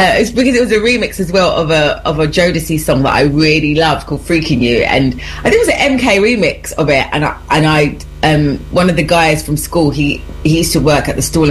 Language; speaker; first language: English; native; English